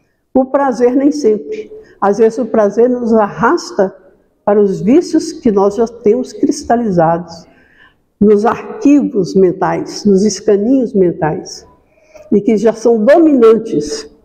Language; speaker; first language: Portuguese; native; Portuguese